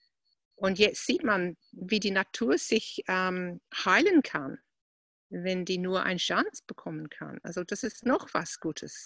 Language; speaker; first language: German; non-native, fluent; English